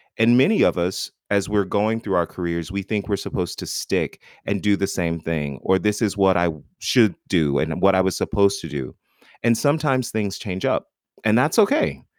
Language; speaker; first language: English; native; English